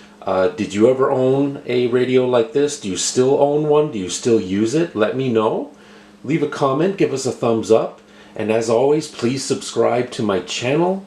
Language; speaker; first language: English; native; English